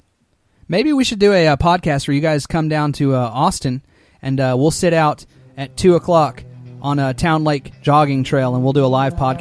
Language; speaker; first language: English; native; English